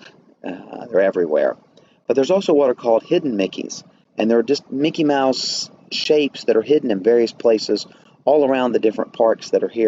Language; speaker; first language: English; native; English